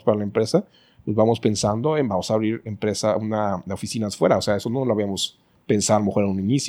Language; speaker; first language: Spanish; native; Spanish